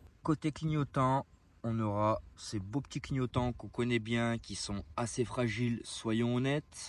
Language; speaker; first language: French; native; French